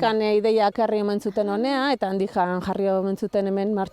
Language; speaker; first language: Basque; native; Basque